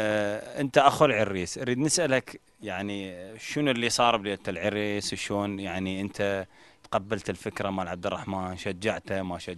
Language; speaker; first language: Arabic; native; Arabic